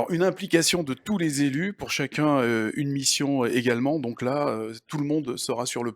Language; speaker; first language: French; native; French